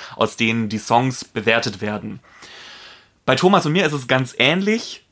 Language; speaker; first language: German; non-native, fluent; Polish